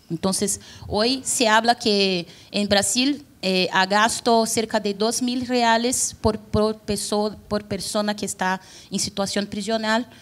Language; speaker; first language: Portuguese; native; Portuguese